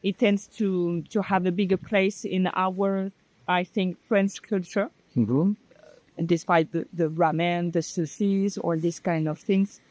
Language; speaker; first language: English; non-native, learner; French